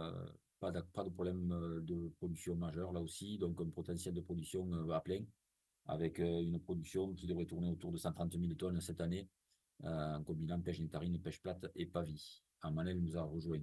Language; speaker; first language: French; native; French